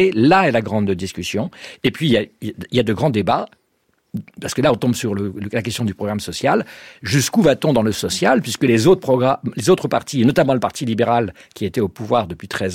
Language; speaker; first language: French; native; French